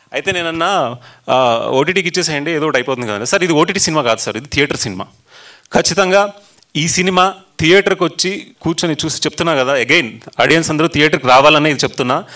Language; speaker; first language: Telugu; native; Telugu